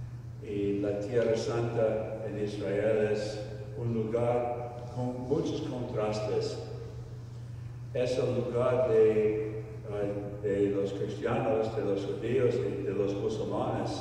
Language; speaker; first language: Spanish; non-native, fluent; English